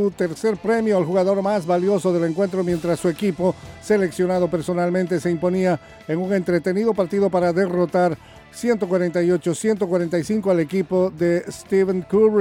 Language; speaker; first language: Spanish; native; Spanish